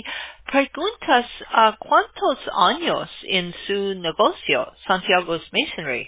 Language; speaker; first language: Spanish; non-native, learner; English